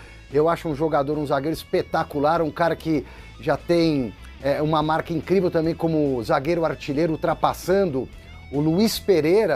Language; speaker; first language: Portuguese; native; Portuguese